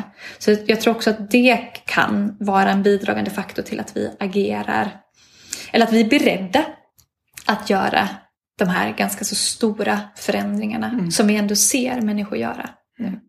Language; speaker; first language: Swedish; native; Swedish